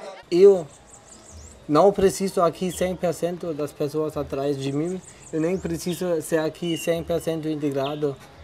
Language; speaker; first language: Portuguese; non-native, fluent; German